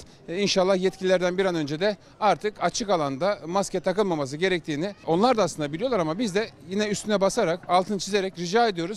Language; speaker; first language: Turkish; native; Turkish